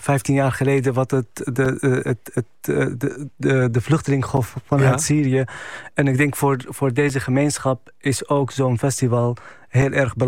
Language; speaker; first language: Dutch; non-native, fluent; Arabic